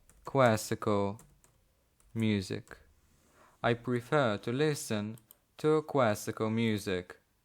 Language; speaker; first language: English; non-native, fluent; Polish